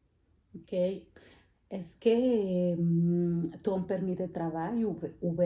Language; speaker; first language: French; non-native, fluent; Spanish